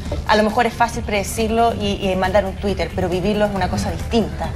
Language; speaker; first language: Spanish; native; Spanish